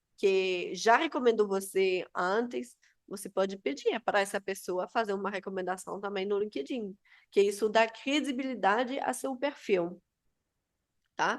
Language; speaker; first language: Portuguese; non-native, fluent; Spanish